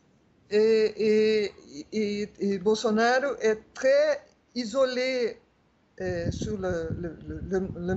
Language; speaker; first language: French; non-native, fluent; Portuguese